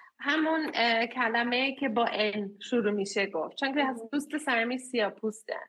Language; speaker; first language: Persian; early bilingual, heritage; Persian